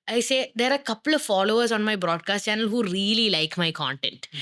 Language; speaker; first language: English; non-native, local second language; Malayalam